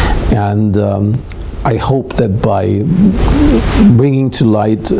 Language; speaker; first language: English; non-native, fluent; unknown